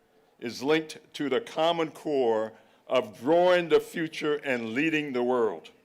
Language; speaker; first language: English; native; English